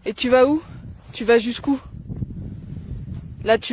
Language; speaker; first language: French; native; French